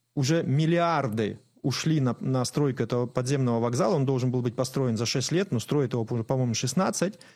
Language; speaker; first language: Russian; native; Russian